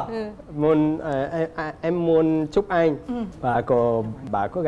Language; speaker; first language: Vietnamese; non-native, learner; Italian